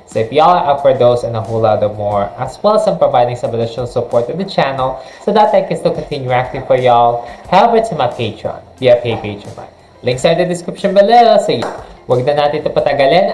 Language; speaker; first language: English; non-native, local second language; Filipino